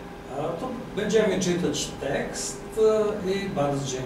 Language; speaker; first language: Polish; non-native, fluent; Serbian